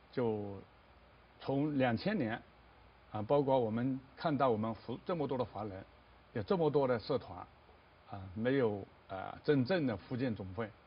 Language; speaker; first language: Chinese; native; Chinese